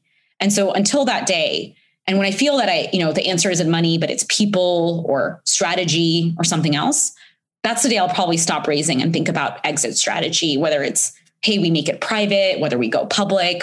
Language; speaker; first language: English; early bilingual, other home language; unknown